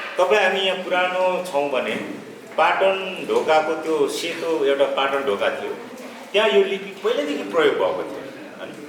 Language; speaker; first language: Nepali; non-native, local second language; Limbu